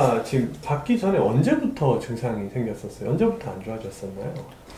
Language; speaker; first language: Korean; native; Korean